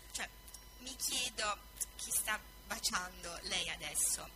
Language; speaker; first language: Italian; native; Italian